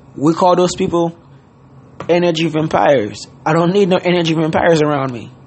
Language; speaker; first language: English; non-native, fluent; Haitian Creole